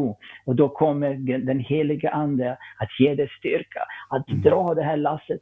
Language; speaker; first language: Swedish; non-native, fluent; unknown